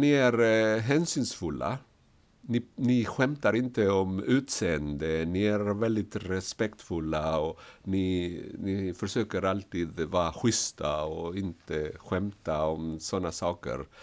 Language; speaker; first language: Swedish; non-native, fluent; Spanish